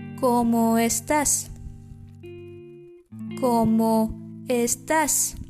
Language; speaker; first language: Spanish; non-native, learner; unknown